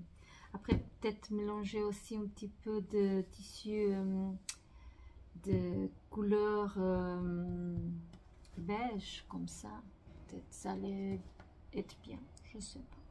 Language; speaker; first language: French; non-native, fluent; Portuguese